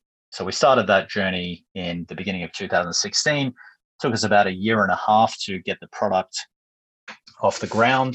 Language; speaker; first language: English; native; English